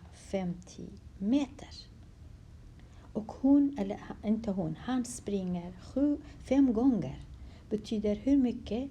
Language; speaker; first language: Swedish; non-native, fluent; Kurdish